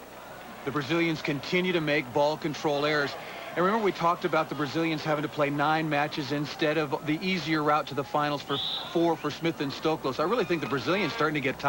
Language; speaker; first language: English; native; English